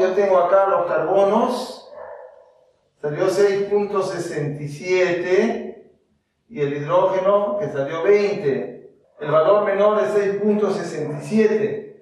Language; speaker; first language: Spanish; native; Spanish